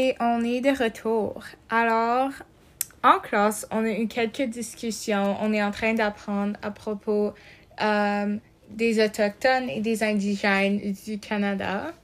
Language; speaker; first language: French; non-native, local second language; English